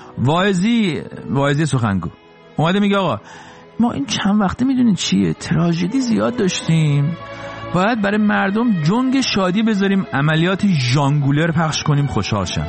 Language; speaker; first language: Persian; native; Persian